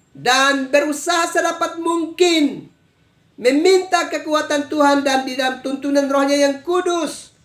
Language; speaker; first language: Indonesian; native; Indonesian